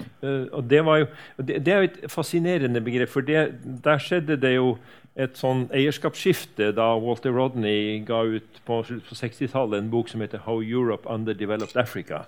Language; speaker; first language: Norwegian; native; Norwegian